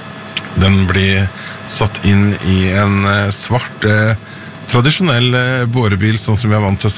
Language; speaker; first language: Norwegian; native; Norwegian